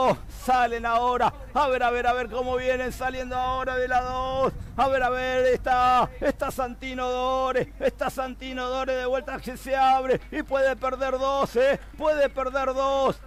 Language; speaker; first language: Spanish; native; Spanish